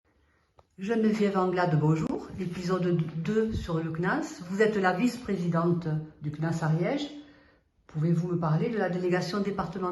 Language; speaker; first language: French; native; French